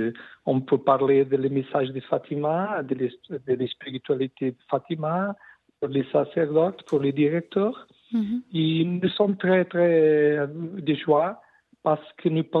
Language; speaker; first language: French; non-native, learner; Portuguese